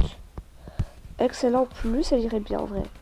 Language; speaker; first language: French; native; French